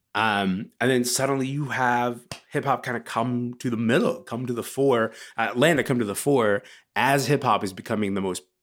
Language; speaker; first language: English; early bilingual, other home language; Arabic